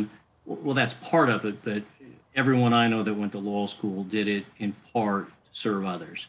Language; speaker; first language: English; native; English